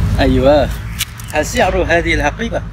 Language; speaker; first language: Arabic; non-native, learner; Malay